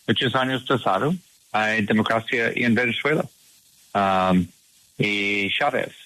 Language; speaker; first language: Spanish; non-native, learner; English